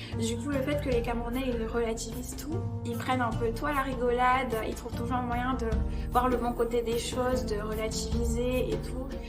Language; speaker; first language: French; native; French